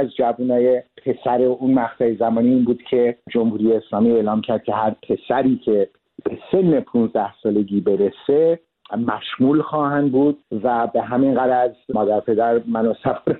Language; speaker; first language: Persian; early bilingual, heritage; Persian